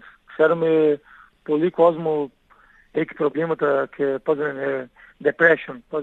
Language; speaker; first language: Greek; non-native, learner; Portuguese